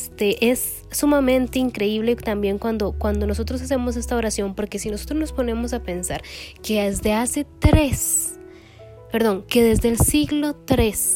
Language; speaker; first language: Spanish; native; Spanish